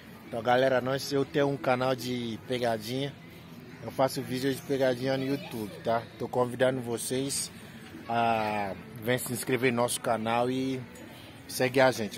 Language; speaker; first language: Portuguese; non-native, fluent; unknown